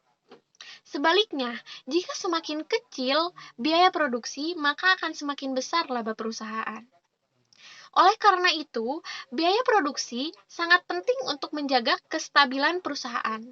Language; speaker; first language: Indonesian; native; Indonesian